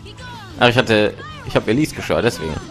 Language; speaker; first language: German; native; German